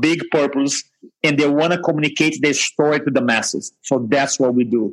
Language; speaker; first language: English; non-native, fluent; Portuguese